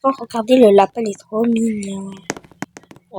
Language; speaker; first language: French; native; French